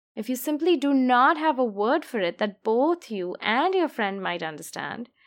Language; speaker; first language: English; non-native, local second language; Hindi